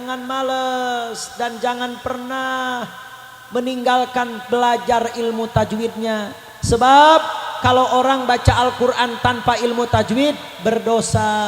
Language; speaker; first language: Indonesian; native; Indonesian